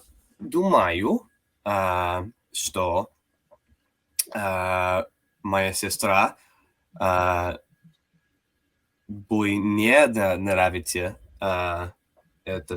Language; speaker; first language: Russian; non-native, learner; English